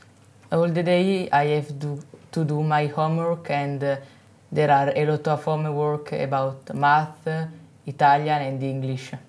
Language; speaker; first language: English; non-native, learner; Italian